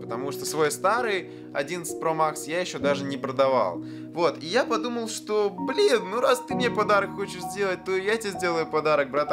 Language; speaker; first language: Russian; native; Russian